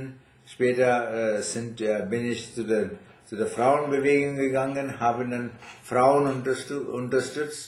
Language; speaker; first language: German; non-native, fluent; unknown